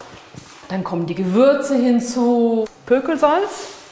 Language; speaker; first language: German; native; German